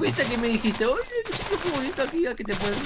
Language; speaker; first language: Spanish; native; Spanish